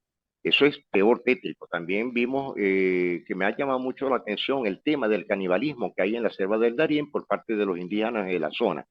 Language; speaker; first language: Spanish; native; Spanish